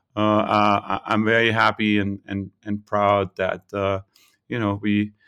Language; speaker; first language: English; non-native, fluent; German